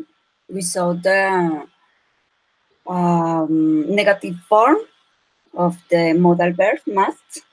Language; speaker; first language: English; non-native, learner; Spanish